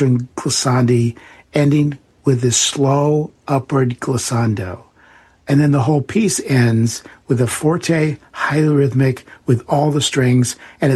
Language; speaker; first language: English; native; English